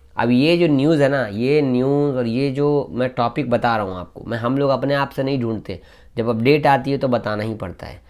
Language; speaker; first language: Hindi; native; Hindi